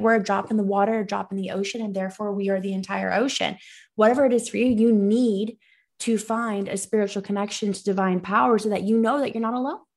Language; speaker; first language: English; native; English